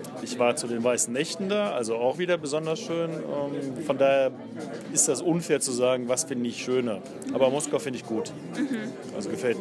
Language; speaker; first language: German; native; German